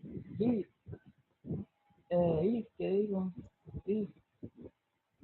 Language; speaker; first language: Spanish; native; Spanish